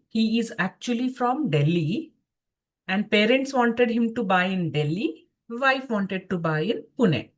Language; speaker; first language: English; non-native, local second language; Kannada